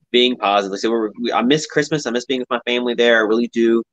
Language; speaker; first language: English; native; English